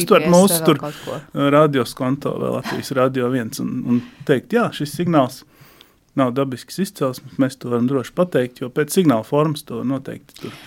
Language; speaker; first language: Latvian; native; Latvian